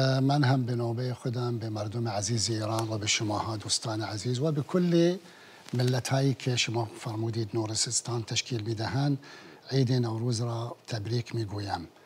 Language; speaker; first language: Persian; non-native, fluent; Arabic